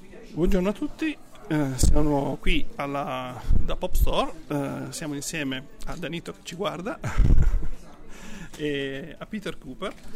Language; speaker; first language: Italian; native; Italian